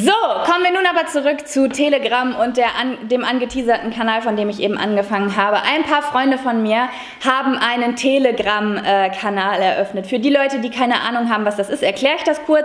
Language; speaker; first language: German; native; German